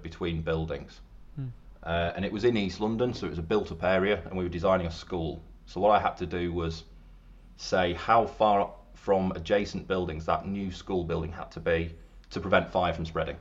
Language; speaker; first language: English; native; English